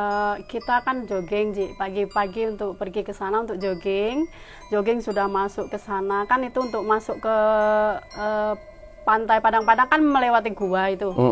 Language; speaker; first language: Indonesian; non-native, local second language; Javanese